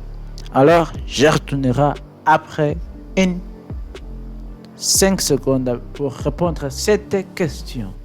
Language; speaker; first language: French; non-native, learner; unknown